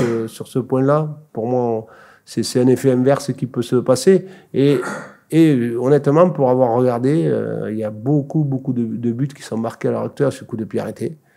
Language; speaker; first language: French; native; French